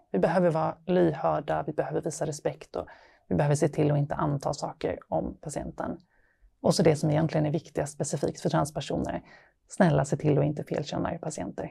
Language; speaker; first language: Swedish; native; Swedish